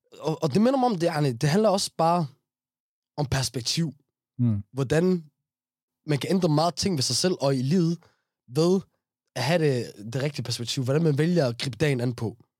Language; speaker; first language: Danish; early bilingual, other home language; Somali